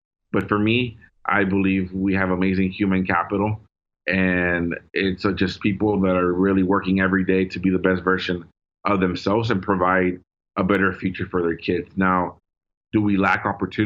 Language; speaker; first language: English; early bilingual, other home language; Spanish